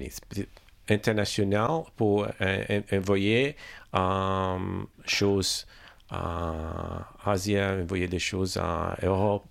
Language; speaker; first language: French; non-native, learner; Italian